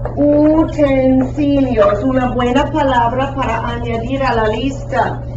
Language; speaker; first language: Spanish; non-native, fluent; English